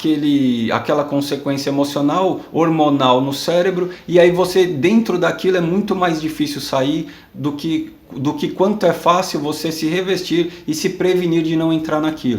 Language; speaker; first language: Portuguese; native; Portuguese